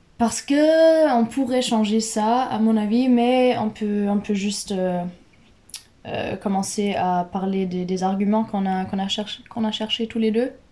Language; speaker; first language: French; non-native, fluent; German